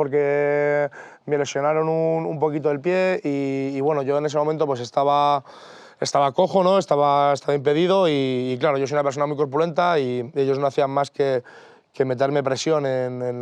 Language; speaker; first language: Spanish; native; Spanish